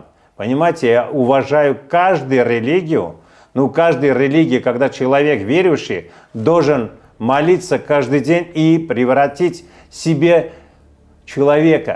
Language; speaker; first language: Russian; non-native, fluent; Armenian